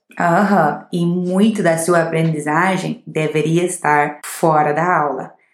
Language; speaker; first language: Portuguese; non-native, fluent; English